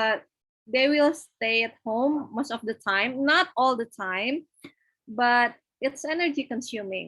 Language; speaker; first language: English; non-native, fluent; Indonesian